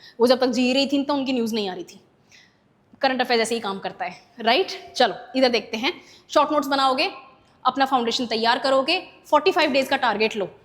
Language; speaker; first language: Hindi; native; Hindi